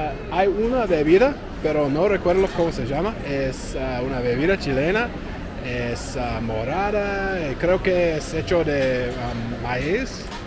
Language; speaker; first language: Spanish; non-native, learner; English